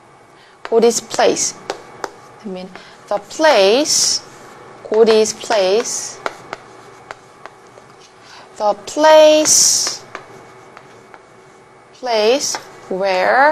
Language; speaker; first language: English; non-native, fluent; Korean